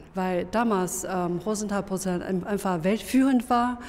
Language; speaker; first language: German; non-native, fluent; Chinese